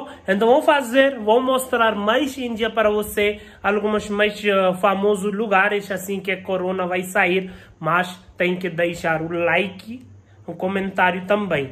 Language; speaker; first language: Portuguese; non-native, learner; Hindi